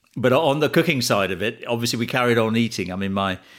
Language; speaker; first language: English; early bilingual, other home language; Tamil